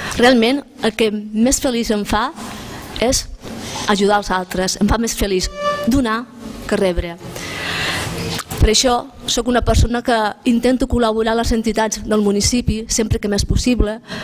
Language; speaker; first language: Catalan; non-native, local second language; Spanish